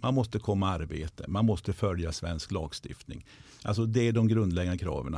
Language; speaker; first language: Swedish; native; Swedish